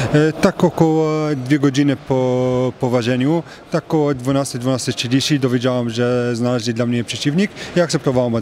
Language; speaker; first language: Polish; non-native, learner; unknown